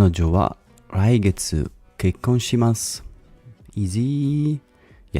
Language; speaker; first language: Japanese; non-native, learner; English